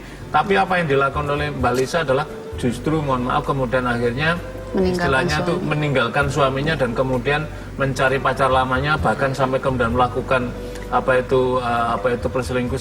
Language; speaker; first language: Indonesian; native; Indonesian